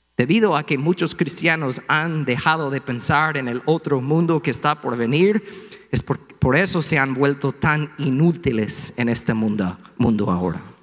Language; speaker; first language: Spanish; non-native, fluent; English